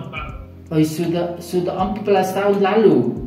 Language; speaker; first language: Indonesian; non-native, fluent; German